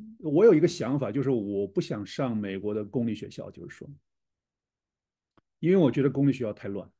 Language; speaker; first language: Chinese; native; Chinese